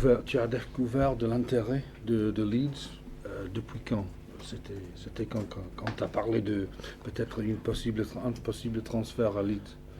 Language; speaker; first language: French; non-native, fluent; English